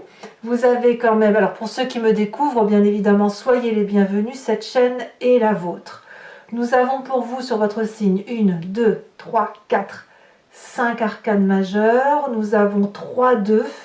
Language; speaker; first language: French; native; French